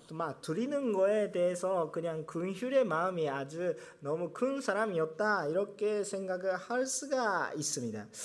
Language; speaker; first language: Korean; non-native, fluent; Japanese